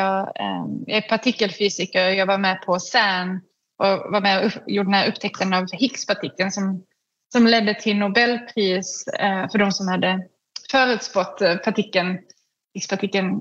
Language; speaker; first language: Swedish; native; Swedish